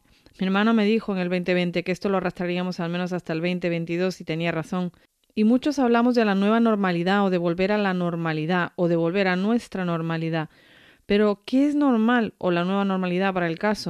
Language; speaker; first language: Spanish; native; Spanish